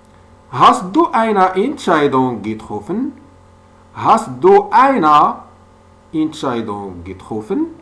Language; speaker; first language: German; non-native, fluent; French